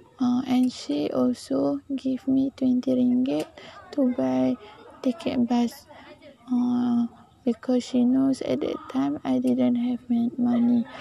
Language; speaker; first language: English; non-native, learner; Malay